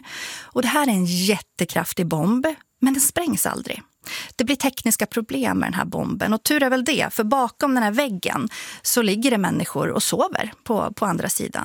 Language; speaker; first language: Swedish; native; Swedish